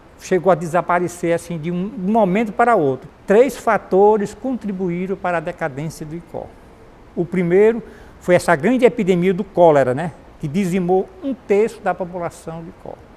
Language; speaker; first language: Portuguese; native; Portuguese